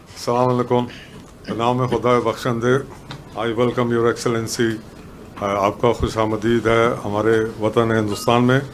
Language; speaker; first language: Hindi; early bilingual, heritage; Punjabi